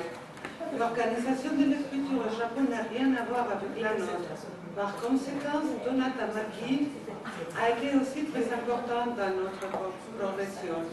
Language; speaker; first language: French; non-native, fluent; Spanish